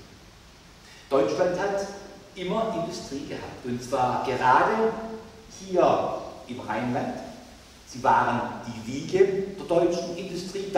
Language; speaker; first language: German; native; German